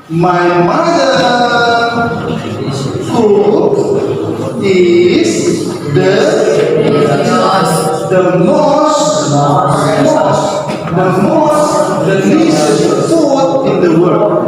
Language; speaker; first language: English; non-native, learner; Indonesian